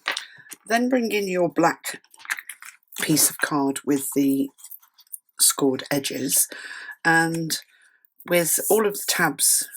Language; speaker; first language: English; native; English